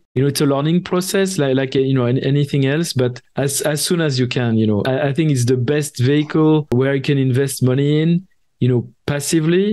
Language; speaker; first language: English; non-native, fluent; French